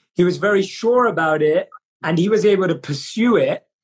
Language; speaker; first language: English; native; English